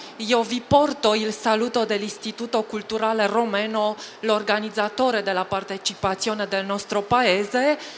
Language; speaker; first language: Italian; non-native, fluent; Romanian